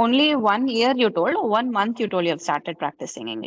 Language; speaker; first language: English; non-native, fluent; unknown